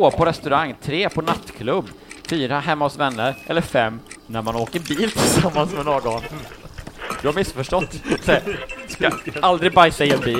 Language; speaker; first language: Swedish; native; Swedish